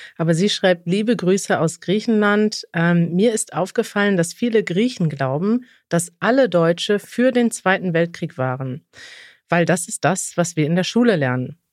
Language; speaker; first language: German; native; German